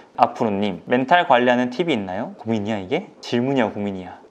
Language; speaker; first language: Korean; native; Korean